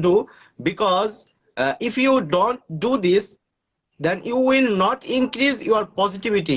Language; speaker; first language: English; non-native, learner; Bangla